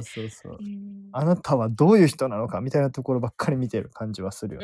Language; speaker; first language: Japanese; native; Japanese